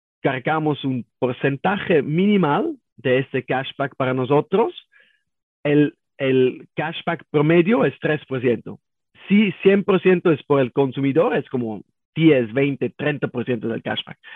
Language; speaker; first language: Spanish; non-native, learner; German